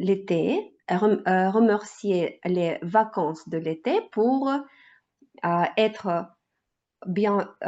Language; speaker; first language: French; non-native, learner; Russian